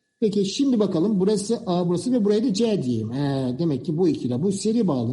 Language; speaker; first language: Turkish; native; Turkish